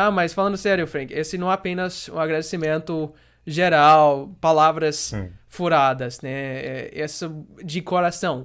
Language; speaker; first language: Portuguese; non-native, fluent; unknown